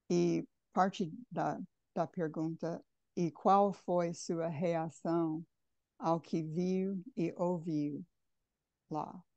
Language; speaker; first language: Portuguese; non-native, fluent; English